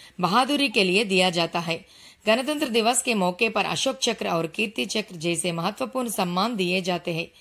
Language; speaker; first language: Hindi; non-native, local second language; Telugu